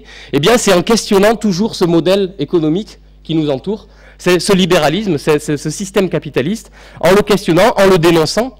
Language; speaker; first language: French; native; French